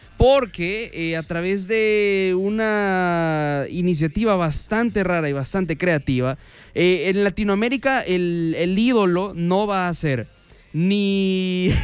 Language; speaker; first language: Spanish; native; Spanish